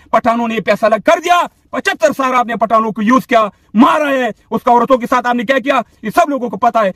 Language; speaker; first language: Urdu; non-native, local second language; Pashto